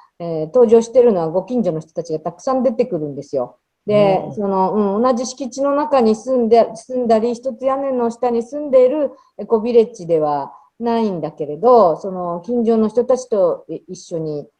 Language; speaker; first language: Japanese; native; Japanese